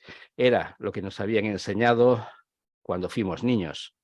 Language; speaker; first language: Spanish; native; Spanish